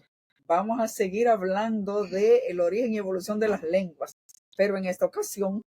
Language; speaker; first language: Spanish; native; Spanish